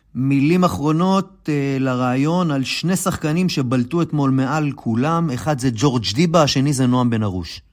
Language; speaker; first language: Hebrew; native; Hebrew